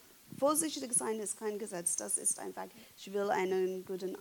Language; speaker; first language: German; non-native, fluent; English